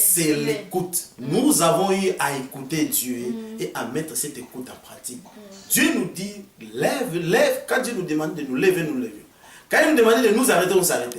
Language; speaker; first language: French; non-native, local second language; Lingala